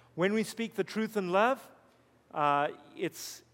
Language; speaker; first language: English; native; English